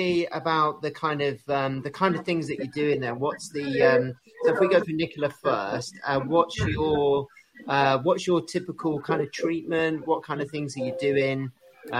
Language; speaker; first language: English; native; English